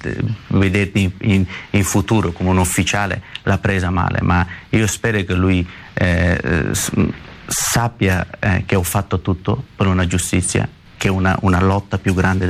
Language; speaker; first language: Italian; non-native, learner; Persian